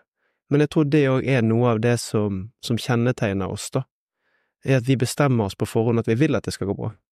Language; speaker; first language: Norwegian; native; Norwegian